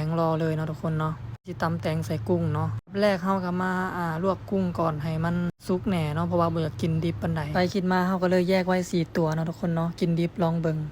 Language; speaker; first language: Thai; non-native, local second language; Lao